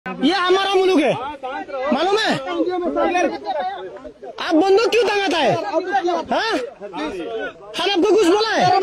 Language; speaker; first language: Hindi; non-native, learner; Bangla